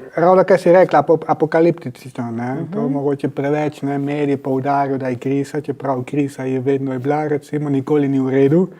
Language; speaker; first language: Slovenian; non-native, fluent; Spanish